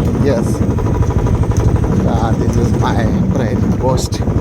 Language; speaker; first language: English; non-native, local second language; Telugu